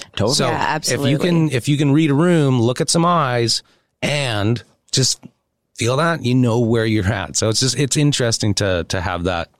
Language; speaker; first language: English; native; English